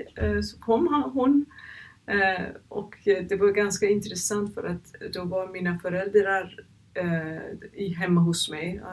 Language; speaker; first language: Swedish; non-native, fluent; Persian